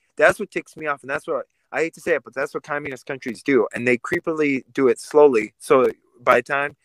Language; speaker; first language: English; early bilingual, other home language; Russian